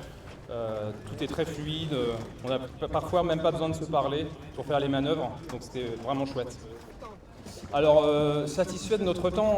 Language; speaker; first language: French; native; French